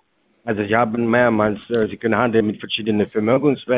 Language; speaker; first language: German; non-native, fluent; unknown